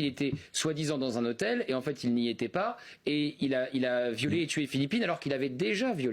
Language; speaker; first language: French; native; French